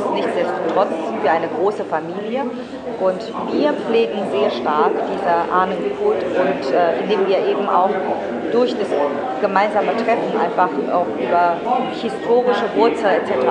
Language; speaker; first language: German; non-native, fluent; Chinese